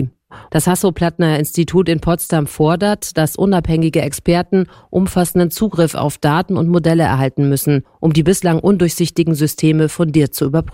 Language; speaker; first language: German; native; German